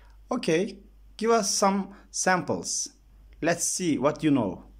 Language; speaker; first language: English; non-native, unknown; Turkish